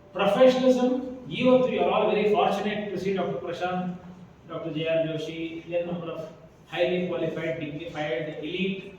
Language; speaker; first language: English; non-native, local second language; Kannada